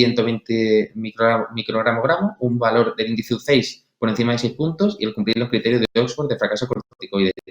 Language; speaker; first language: Spanish; native; Spanish